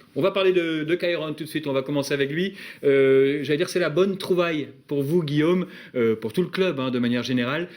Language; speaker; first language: French; native; French